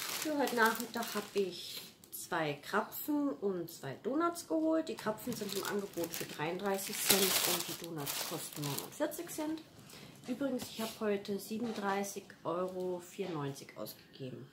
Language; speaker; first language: German; native; German